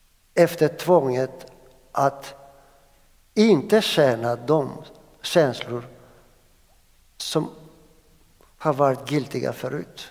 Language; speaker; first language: Swedish; non-native, fluent; Greek